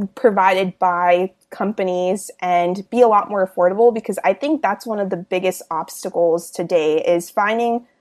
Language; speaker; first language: English; early bilingual, other home language; Hindi